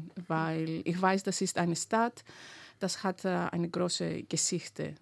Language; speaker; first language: German; non-native, fluent; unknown